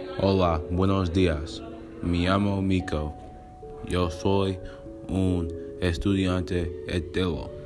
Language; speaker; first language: Spanish; non-native, learner; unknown